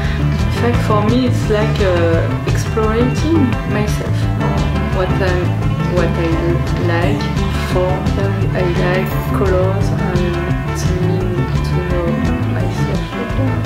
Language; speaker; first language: English; non-native, learner; French